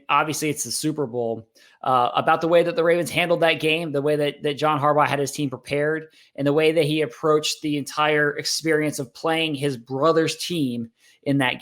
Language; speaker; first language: English; native; English